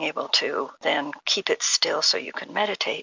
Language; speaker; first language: English; native; English